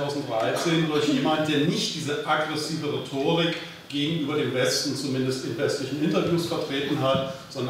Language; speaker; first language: German; native; German